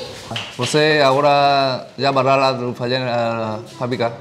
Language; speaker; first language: Portuguese; non-native, learner; Vietnamese